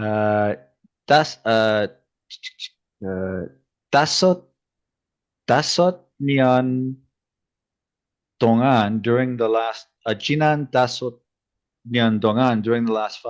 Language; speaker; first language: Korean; non-native, learner; English